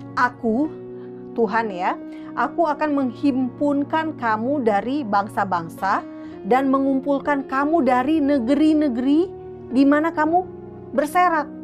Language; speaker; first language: Indonesian; native; Indonesian